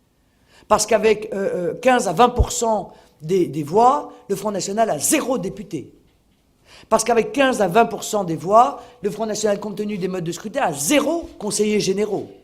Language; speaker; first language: French; native; French